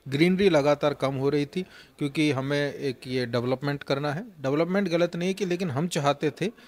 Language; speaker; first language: Hindi; native; Hindi